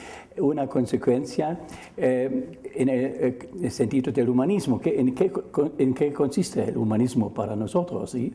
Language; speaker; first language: Spanish; non-native, fluent; German